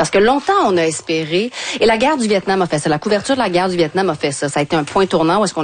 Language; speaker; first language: French; native; French